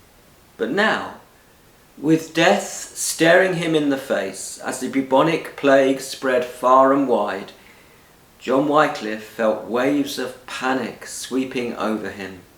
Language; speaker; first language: English; native; English